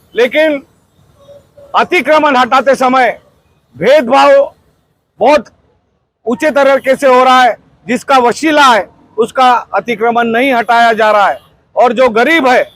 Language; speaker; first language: Hindi; non-native, local second language; Marathi